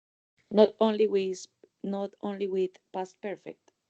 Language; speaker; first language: English; non-native, learner; Spanish